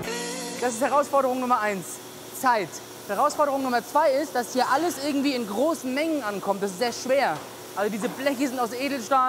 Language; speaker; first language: German; native; German